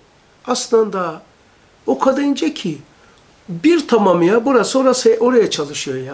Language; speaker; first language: Turkish; native; Turkish